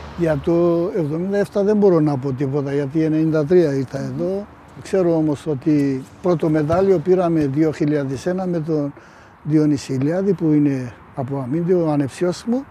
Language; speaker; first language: Greek; early bilingual, heritage; Greek